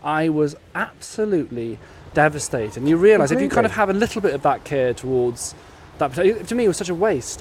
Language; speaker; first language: English; native; English